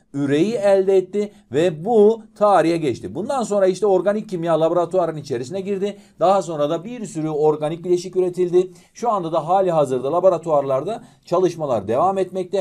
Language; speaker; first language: Turkish; native; Turkish